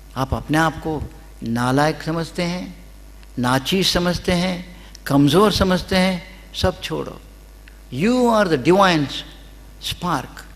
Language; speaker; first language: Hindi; non-native, local second language; Kannada